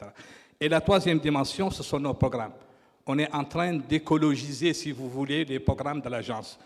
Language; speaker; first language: French; non-native, local second language; Arabic